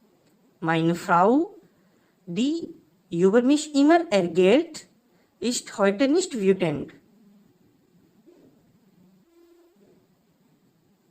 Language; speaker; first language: German; non-native, fluent; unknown